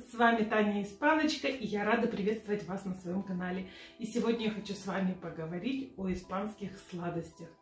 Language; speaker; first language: Russian; native; Russian